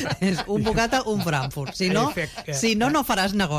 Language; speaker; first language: Catalan; native; Catalan